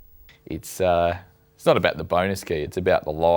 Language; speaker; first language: English; native; English